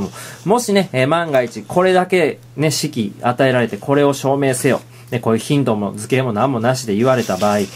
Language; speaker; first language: Japanese; native; Japanese